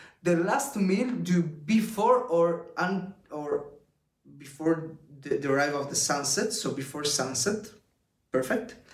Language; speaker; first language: English; non-native, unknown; Italian